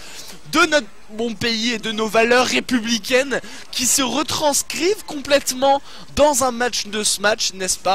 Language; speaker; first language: French; native; French